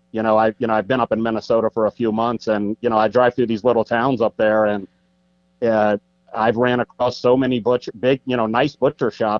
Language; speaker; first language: English; native; English